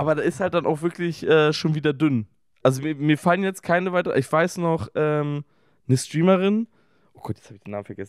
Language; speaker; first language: German; native; German